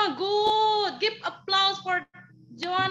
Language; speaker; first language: English; non-native, learner; Indonesian